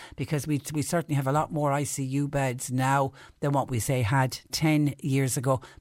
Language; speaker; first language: English; native; English